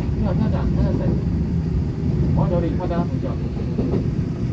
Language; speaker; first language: Chinese; native; Chinese